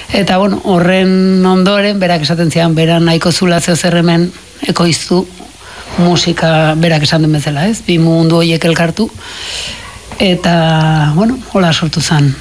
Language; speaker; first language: Basque; native; Basque